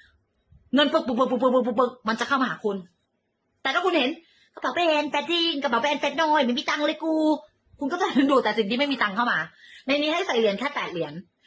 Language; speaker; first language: Thai; native; Thai